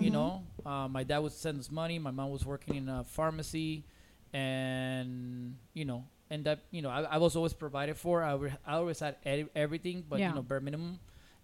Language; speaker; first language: English; non-native, fluent; Spanish